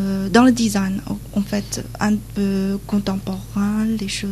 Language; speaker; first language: French; non-native, learner; Chinese